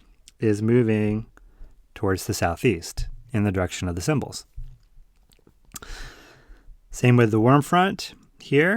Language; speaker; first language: English; native; English